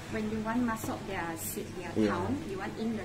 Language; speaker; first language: English; non-native, learner; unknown